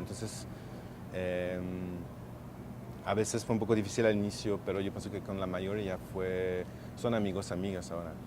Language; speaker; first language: Spanish; non-native, fluent; French